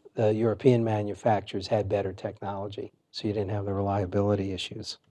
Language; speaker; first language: English; native; English